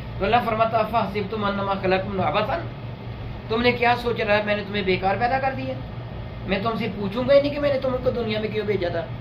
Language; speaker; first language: Urdu; non-native, local second language; Punjabi